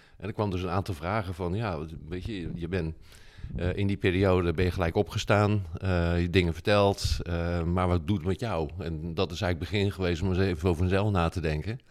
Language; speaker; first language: Dutch; native; Dutch